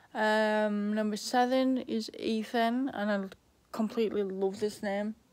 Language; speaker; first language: English; native; English